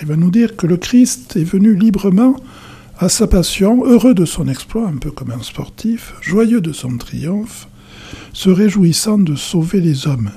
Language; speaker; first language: French; native; French